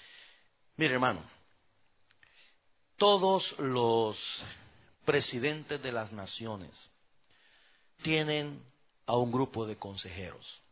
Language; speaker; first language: Spanish; native; Spanish